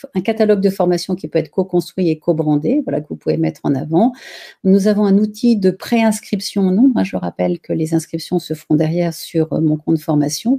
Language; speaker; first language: French; native; French